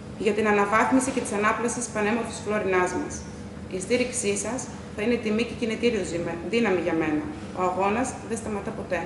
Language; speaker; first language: Greek; early bilingual, heritage; Greek